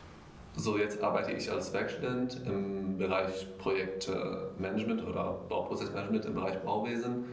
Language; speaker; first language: German; non-native, fluent; Arabic